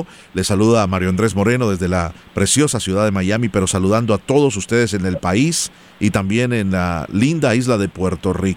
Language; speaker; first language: Spanish; native; Spanish